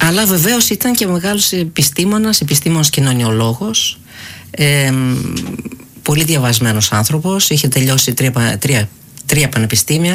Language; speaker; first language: Greek; non-native, fluent; Uzbek